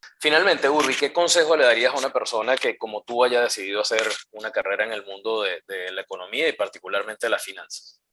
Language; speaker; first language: Spanish; native; Spanish